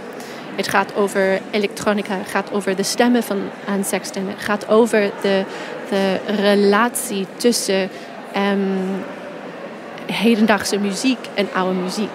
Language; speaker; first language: Dutch; non-native, fluent; English